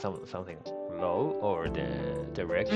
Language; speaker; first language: English; non-native, learner; Japanese